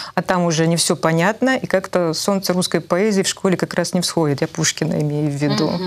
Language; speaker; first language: Russian; native; Russian